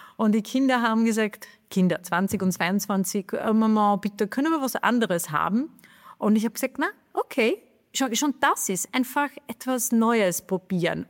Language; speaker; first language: German; non-native, fluent; Czech